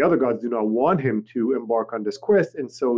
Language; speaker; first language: English; non-native, fluent; Hebrew